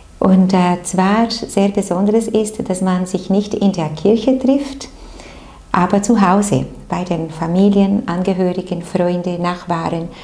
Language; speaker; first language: German; non-native, fluent; Portuguese